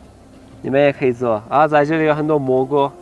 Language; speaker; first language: Chinese; non-native, learner; Turkish